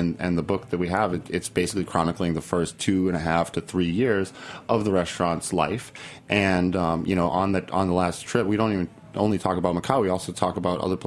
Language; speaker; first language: English; native; English